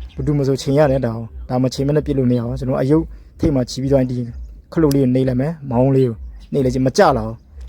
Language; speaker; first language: Burmese; native; Burmese